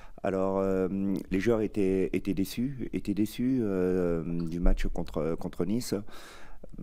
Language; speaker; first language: French; native; French